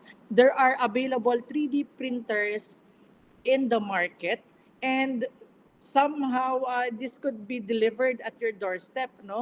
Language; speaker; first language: English; non-native, local second language; Filipino